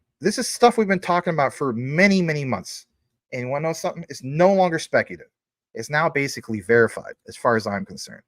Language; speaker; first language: English; native; English